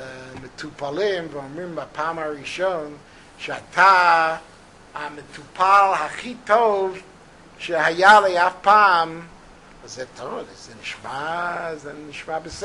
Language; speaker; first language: Hebrew; non-native, fluent; English